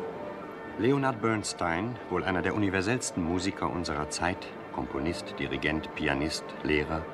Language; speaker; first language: German; native; German